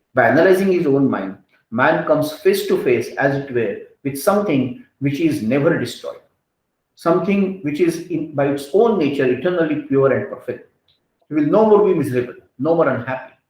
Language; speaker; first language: English; non-native, local second language; Hindi